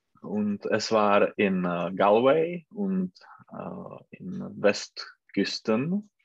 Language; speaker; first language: German; non-native, learner; Czech